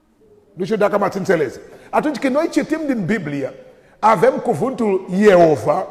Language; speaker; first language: Romanian; non-native, learner; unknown